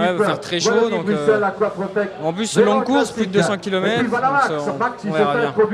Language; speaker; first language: French; native; French